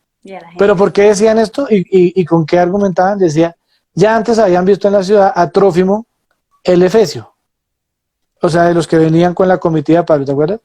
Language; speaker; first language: Spanish; native; Spanish